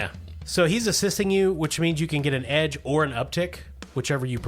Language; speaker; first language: English; native; English